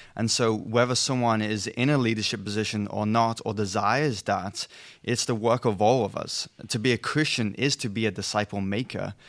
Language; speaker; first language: English; native; English